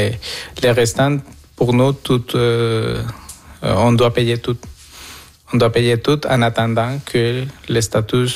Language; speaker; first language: French; non-native, fluent; Spanish